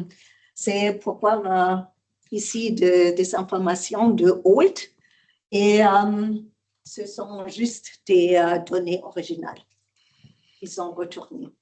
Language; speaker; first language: French; non-native, learner; German